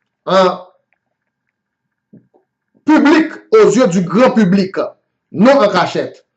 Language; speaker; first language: French; non-native, local second language; Haitian Creole